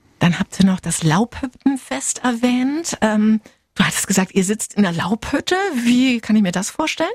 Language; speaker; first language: German; native; German